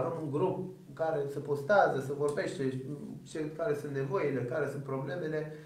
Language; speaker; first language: Romanian; early bilingual, other home language; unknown